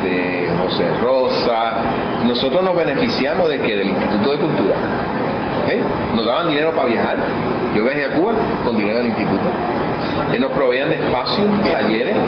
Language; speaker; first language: Spanish; native; Spanish